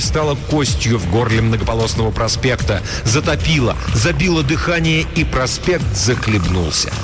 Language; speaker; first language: Russian; native; Russian